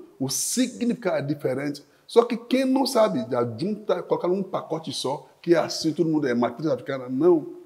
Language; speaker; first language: Portuguese; non-native, fluent; Yoruba